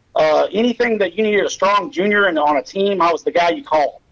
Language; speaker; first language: English; native; English